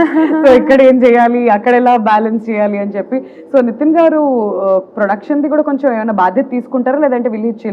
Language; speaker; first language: Telugu; native; Telugu